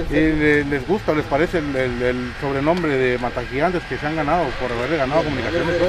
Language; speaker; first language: Spanish; native; Spanish